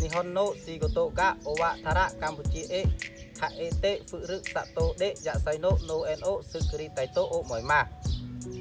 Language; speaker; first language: Japanese; non-native, learner; Khmer